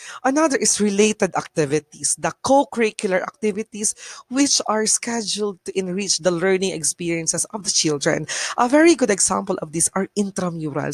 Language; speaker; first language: English; non-native, local second language; Bikol